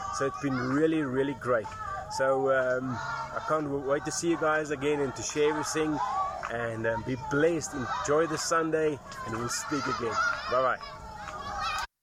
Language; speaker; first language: English; non-native, local second language; Afrikaans